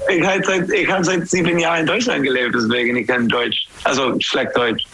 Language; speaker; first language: German; non-native, learner; English